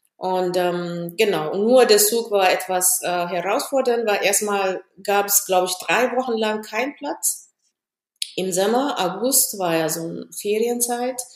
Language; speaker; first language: German; non-native, fluent; Amharic